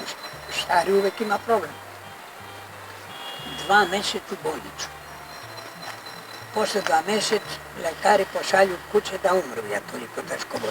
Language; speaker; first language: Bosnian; early bilingual, heritage; Bosnian